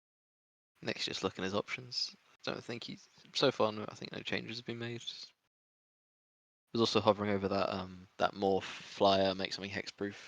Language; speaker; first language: English; native; English